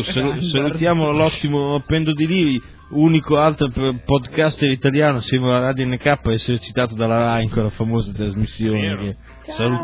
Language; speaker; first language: Italian; native; Italian